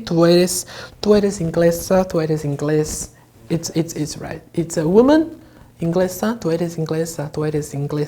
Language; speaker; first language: Spanish; non-native, fluent; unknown